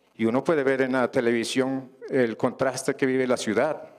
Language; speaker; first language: Spanish; non-native, local second language; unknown